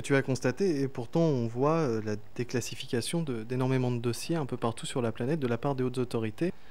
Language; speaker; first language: French; native; French